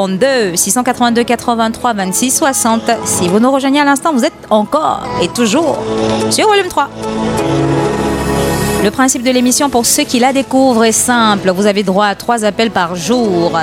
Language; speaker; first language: French; native; French